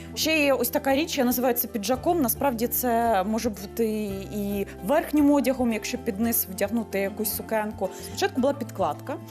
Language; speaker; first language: Ukrainian; native; Ukrainian